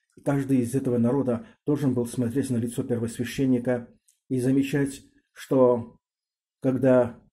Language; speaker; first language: Russian; non-native, local second language; Armenian